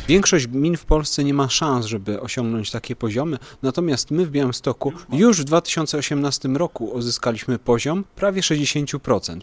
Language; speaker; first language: Polish; native; Polish